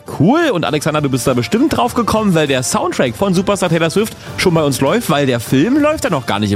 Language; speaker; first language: German; native; German